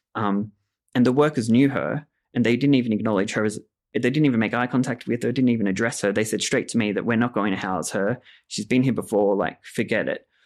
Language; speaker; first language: English; native; English